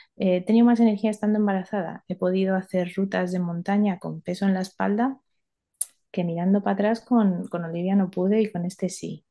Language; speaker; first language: Spanish; early bilingual, other home language; Romanian